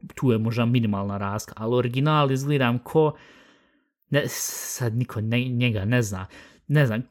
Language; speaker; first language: Bosnian; early bilingual, heritage; Bosnian